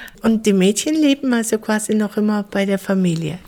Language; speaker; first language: German; native; German